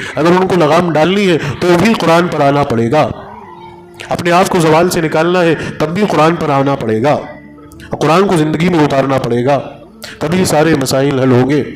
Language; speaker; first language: Urdu; native; Urdu